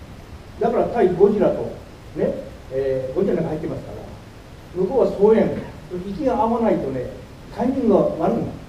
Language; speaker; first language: Japanese; native; Japanese